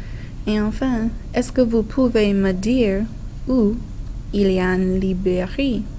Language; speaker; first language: French; non-native, fluent; English